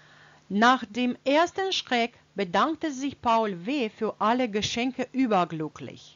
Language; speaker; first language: German; non-native, fluent; Russian